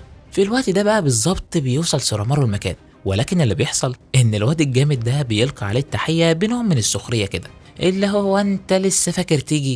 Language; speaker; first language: Arabic; native; Arabic